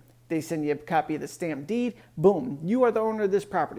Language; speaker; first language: English; native; English